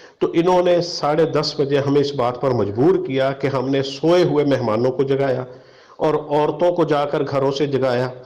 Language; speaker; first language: Urdu; non-native, local second language; Punjabi